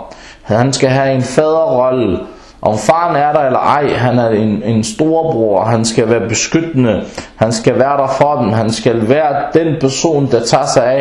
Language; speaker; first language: Danish; early bilingual, other home language; Arabic